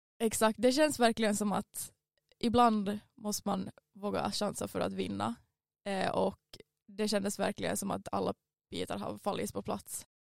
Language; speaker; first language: Swedish; native; Swedish